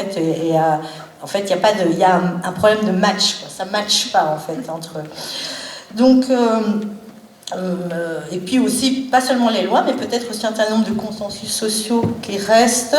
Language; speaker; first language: French; native; French